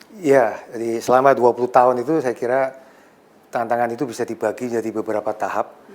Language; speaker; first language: Indonesian; native; Indonesian